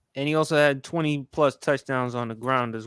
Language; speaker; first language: English; native; English